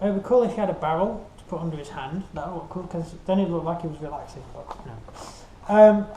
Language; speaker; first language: English; native; English